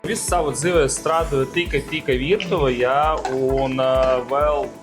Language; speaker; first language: Latvian; non-native, local second language; Russian